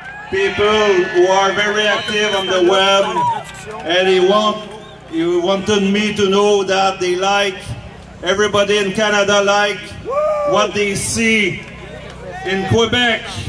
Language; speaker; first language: English; non-native, learner; French